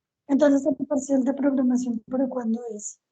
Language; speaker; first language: Spanish; native; Spanish